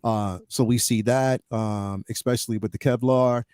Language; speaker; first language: English; native; English